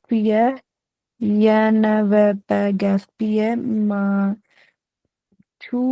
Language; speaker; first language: French; non-native, learner; Punjabi